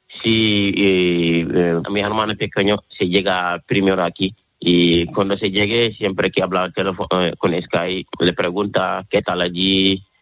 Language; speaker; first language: Spanish; non-native, learner; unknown